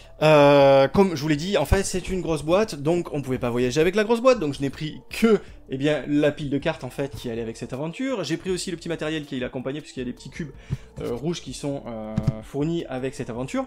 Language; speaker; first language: French; native; French